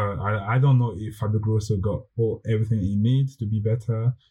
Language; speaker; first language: English; non-native, fluent; French